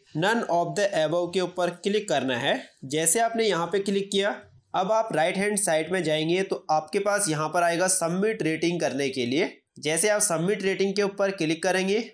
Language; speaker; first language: Hindi; native; Hindi